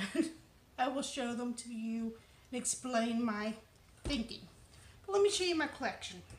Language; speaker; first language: English; native; English